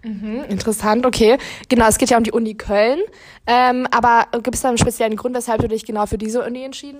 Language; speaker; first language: German; native; German